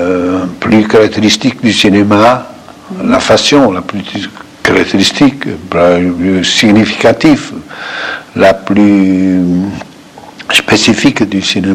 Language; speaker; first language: French; non-native, fluent; Portuguese